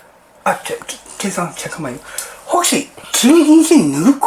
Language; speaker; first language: Korean; non-native, learner; Japanese